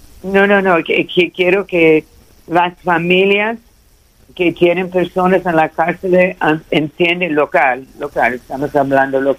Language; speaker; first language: Spanish; early bilingual, heritage; Spanish